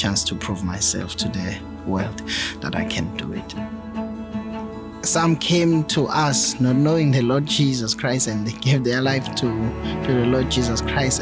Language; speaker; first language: English; non-native, local second language; Swati